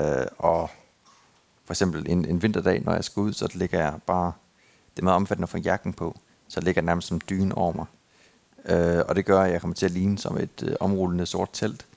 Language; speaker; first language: Danish; native; Danish